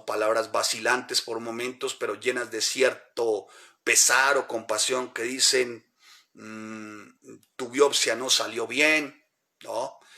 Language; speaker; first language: Spanish; native; Spanish